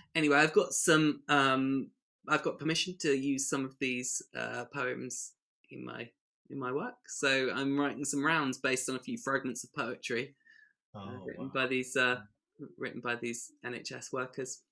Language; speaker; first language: English; native; English